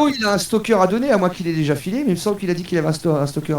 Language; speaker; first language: French; native; French